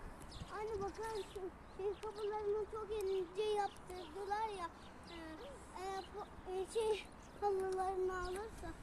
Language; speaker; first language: Turkish; native; Turkish